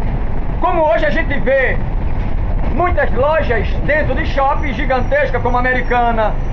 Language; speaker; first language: Portuguese; native; Portuguese